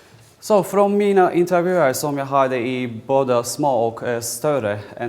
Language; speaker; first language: Swedish; non-native, fluent; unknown